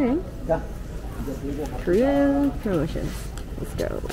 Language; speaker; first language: English; non-native, learner; Korean